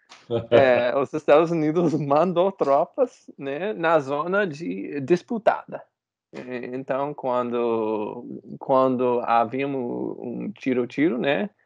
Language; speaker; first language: Portuguese; non-native, fluent; English